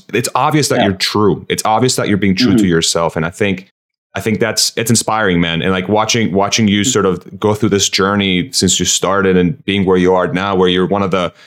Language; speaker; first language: English; early bilingual, other home language; Persian